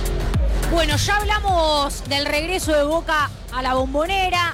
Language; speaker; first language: Spanish; native; Spanish